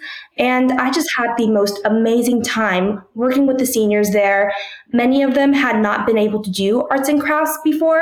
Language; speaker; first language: English; early bilingual, other home language; Korean